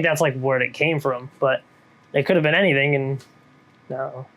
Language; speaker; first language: English; native; English